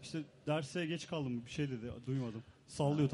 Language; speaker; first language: Turkish; native; Turkish